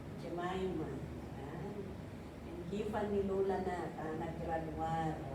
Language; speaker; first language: Filipino; non-native, local second language; Iloko